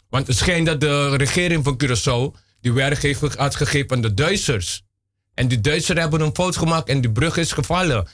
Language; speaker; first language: Dutch; non-native, local second language; Papiamento